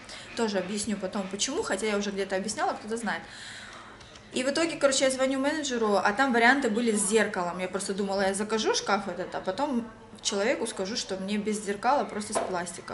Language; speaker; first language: Russian; native; Russian